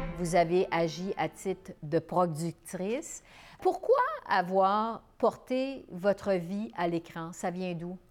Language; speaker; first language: French; native; French